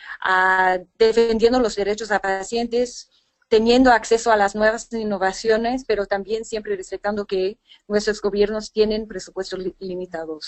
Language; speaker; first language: Spanish; non-native, fluent; English